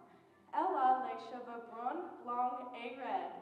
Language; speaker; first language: French; non-native, learner; English